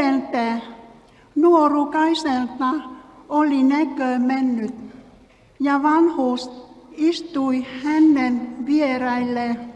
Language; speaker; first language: Finnish; non-native, learner; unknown